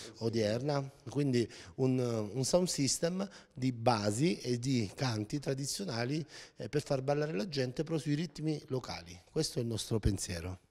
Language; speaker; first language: Italian; native; Italian